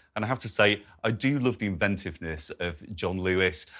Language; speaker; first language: English; native; English